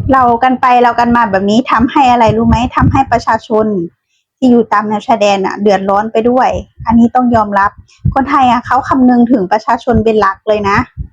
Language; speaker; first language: Thai; native; Thai